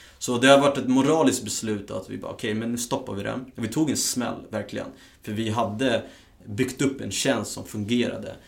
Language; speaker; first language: Swedish; early bilingual, other home language; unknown